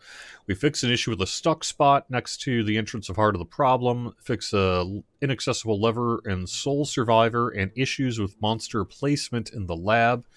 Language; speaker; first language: English; native; English